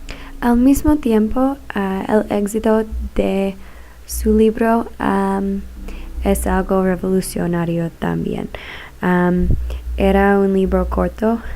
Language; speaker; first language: Spanish; non-native, learner; English